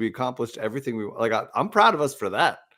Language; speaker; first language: English; native; English